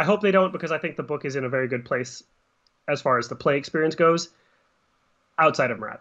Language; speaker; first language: English; native; English